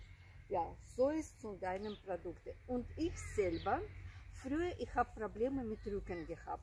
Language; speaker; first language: German; non-native, learner; Russian